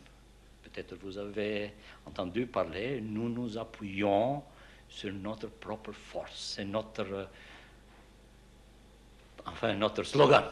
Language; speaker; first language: French; non-native, fluent; Albanian